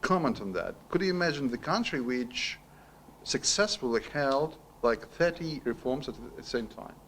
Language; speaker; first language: English; non-native, learner; Ukrainian